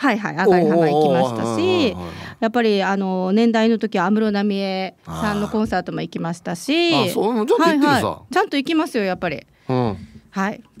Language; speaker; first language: Japanese; native; Japanese